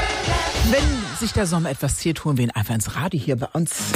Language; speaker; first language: German; native; German